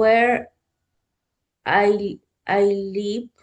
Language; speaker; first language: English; non-native, learner; Spanish